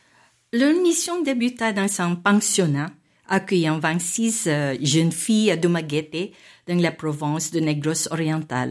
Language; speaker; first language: French; non-native, fluent; Filipino